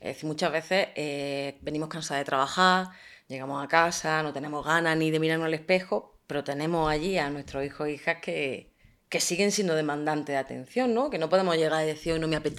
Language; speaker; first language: Spanish; native; Spanish